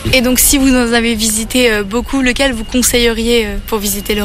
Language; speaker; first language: French; native; French